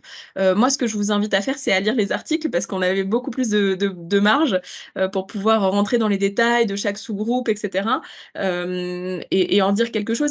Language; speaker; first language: French; native; French